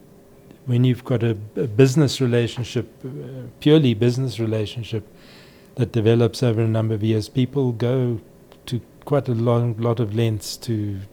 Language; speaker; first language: English; native; English